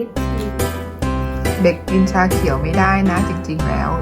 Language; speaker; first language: Thai; native; Thai